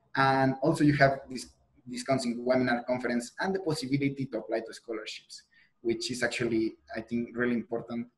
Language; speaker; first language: English; non-native, fluent; Spanish